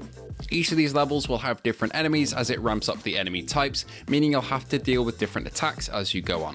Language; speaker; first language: English; native; English